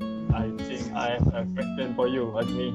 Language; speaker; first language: English; non-native, learner; Malay